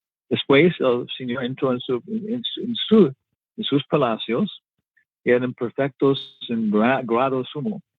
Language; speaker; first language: Spanish; non-native, learner; English